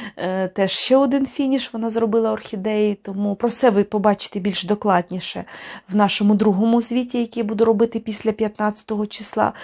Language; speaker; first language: Ukrainian; native; Ukrainian